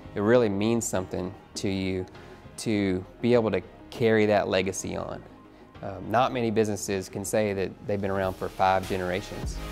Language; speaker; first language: English; native; English